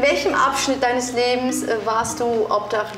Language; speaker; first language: German; early bilingual, other home language; Turkish